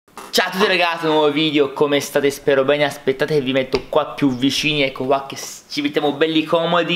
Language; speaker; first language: Italian; native; Italian